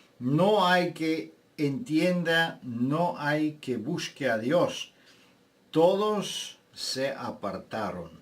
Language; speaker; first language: Spanish; non-native, fluent; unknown